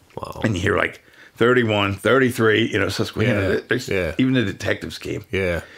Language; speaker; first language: English; native; English